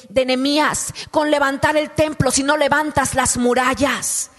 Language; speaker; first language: Spanish; native; Spanish